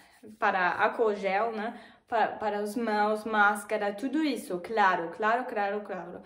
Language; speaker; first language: Portuguese; non-native, fluent; German